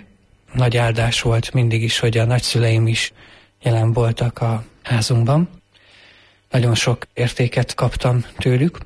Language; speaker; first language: Hungarian; native; Hungarian